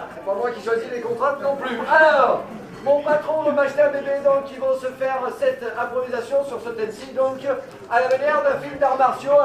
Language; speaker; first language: French; native; French